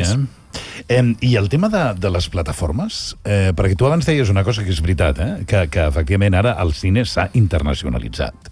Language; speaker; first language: Catalan; native; Catalan